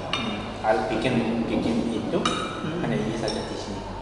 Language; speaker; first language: Indonesian; non-native, learner; Korean